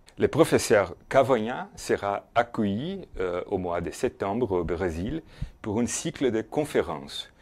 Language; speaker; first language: French; non-native, fluent; Portuguese